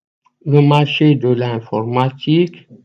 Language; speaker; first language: French; non-native, fluent; Arabic